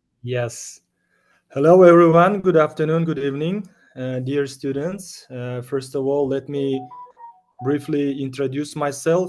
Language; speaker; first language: English; non-native, fluent; Uzbek